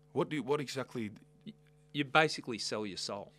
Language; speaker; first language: English; native; English